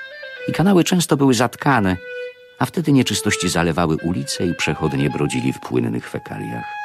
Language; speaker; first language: Polish; native; Polish